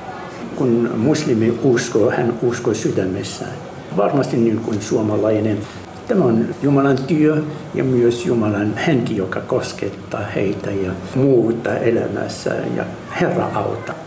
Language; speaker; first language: Finnish; non-native, learner; Arabic